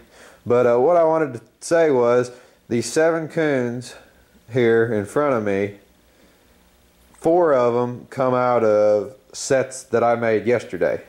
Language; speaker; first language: English; native; English